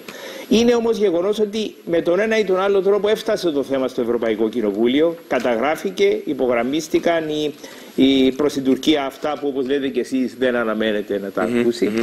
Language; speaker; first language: Greek; native; Greek